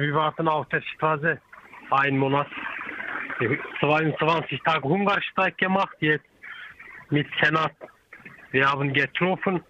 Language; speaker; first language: German; non-native, learner; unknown